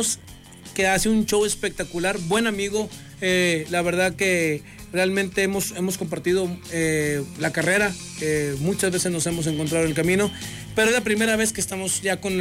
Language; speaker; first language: Spanish; native; Spanish